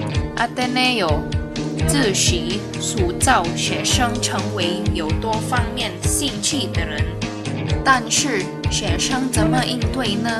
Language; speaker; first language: Chinese; non-native, learner; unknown